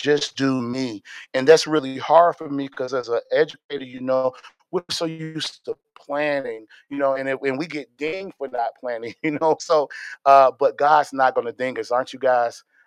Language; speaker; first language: English; native; English